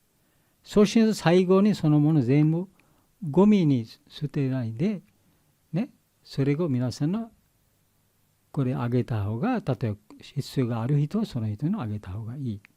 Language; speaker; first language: Japanese; non-native, learner; Bangla